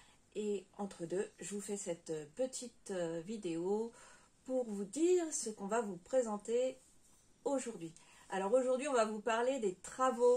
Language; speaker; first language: French; native; French